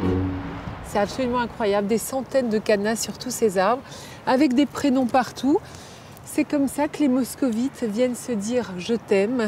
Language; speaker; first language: French; native; French